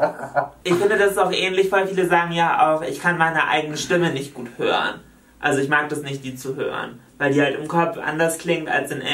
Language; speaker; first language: German; native; German